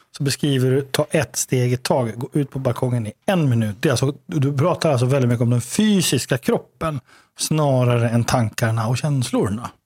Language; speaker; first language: Swedish; native; Swedish